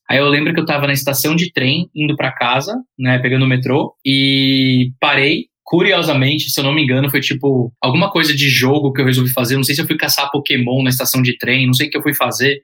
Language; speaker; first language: Portuguese; early bilingual, heritage; Portuguese